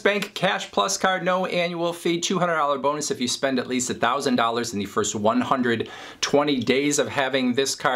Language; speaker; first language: English; native; English